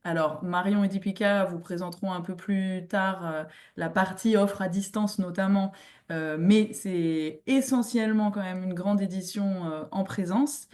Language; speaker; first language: French; native; French